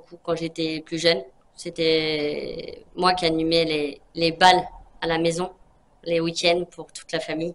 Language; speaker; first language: French; native; French